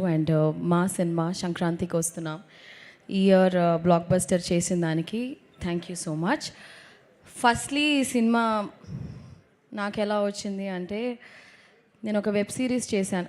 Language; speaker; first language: Telugu; non-native, local second language; Tamil